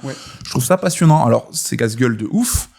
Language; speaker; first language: French; native; French